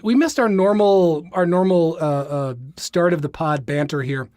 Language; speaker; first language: English; native; English